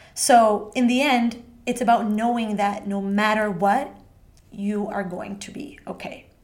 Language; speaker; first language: English; non-native, fluent; Spanish